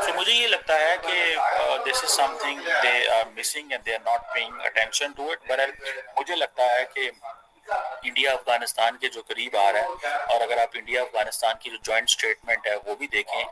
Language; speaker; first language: Hindi; native; Hindi